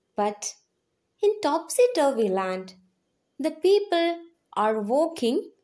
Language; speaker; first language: English; non-native, local second language; Malayalam